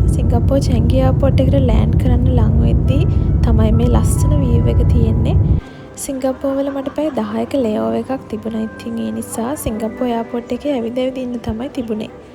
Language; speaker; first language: Sinhala; native; Sinhala